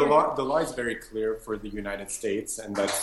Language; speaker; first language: English; native; English